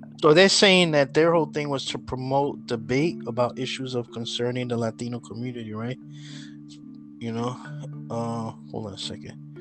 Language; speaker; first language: English; early bilingual, other home language; Spanish